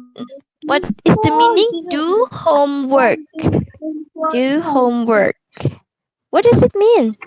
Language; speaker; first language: English; non-native, fluent; Indonesian